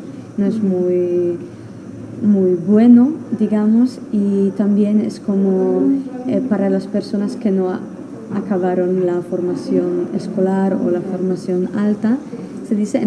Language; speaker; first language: Spanish; non-native, fluent; Polish